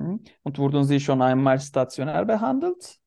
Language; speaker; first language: German; non-native, learner; Turkish